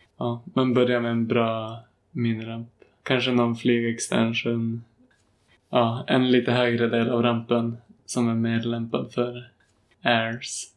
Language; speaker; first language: Swedish; native; Swedish